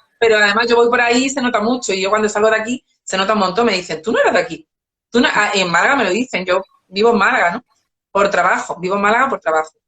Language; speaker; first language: Spanish; native; Spanish